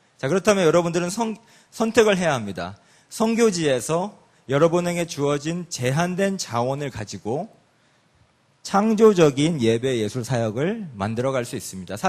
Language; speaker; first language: Korean; early bilingual, other home language; English